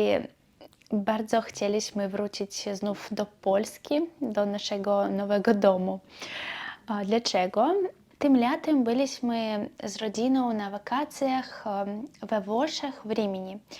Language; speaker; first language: Polish; non-native, learner; Belarusian